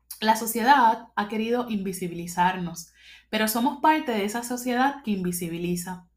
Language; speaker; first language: Spanish; native; Spanish